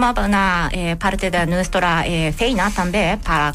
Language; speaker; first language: Catalan; non-native, learner; Japanese